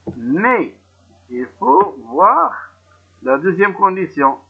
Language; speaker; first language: French; non-native, local second language; Arabic